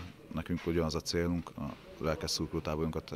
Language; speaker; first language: Hungarian; native; Hungarian